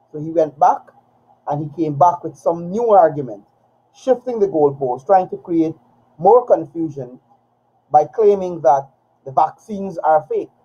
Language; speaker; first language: English; native; English